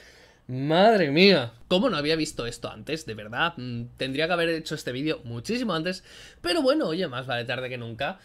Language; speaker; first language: Spanish; native; Spanish